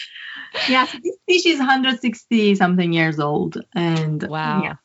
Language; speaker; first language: English; non-native, fluent; Persian